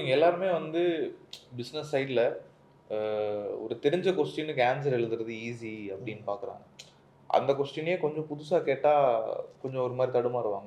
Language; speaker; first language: Tamil; native; Tamil